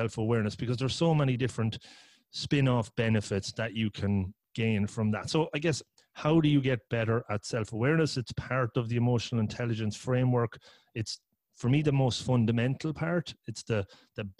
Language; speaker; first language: English; native; English